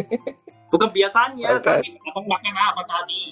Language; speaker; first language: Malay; non-native, fluent; Korean